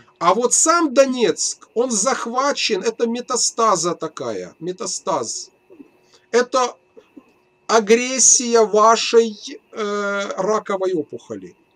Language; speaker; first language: Russian; native; Russian